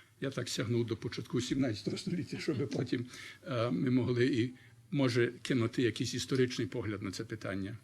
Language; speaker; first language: Ukrainian; early bilingual, heritage; Ukrainian